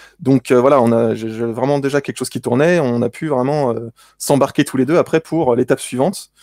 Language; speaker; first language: French; native; French